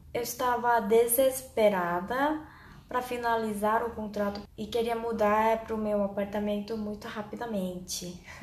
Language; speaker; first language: Portuguese; non-native, learner; Korean